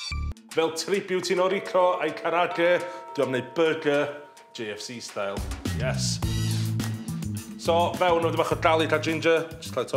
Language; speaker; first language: Welsh; native; Welsh